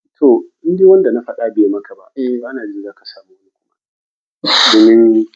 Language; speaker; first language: Hausa; native; Hausa